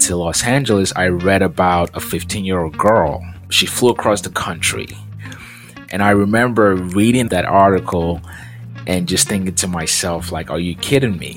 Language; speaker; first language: English; non-native, local second language; Yoruba